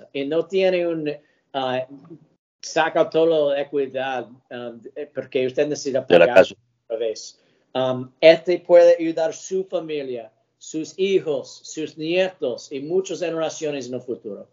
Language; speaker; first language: Spanish; early bilingual, heritage; English